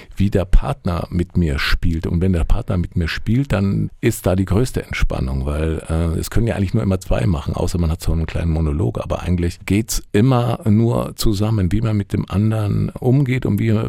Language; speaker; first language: German; native; German